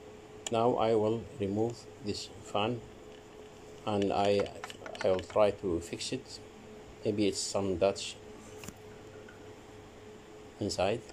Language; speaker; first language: English; non-native, learner; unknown